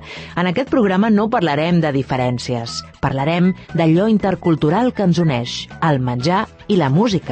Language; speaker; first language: Catalan; native; Catalan